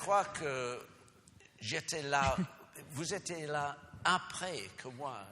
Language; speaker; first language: French; non-native, fluent; English